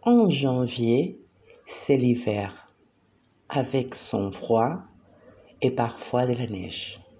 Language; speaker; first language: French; non-native, fluent; Spanish